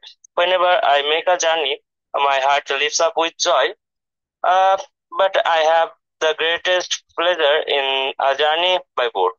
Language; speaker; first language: English; non-native, learner; Bangla